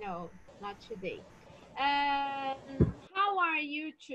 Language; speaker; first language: English; non-native, learner; Portuguese